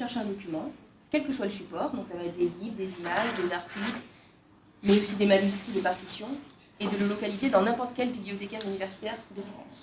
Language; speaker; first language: French; native; French